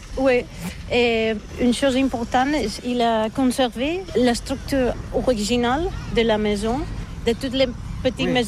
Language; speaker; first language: French; non-native, learner; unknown